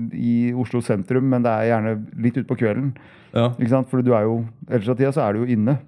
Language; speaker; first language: Norwegian; native; Norwegian